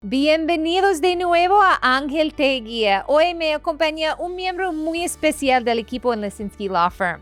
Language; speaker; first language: Spanish; non-native, fluent; English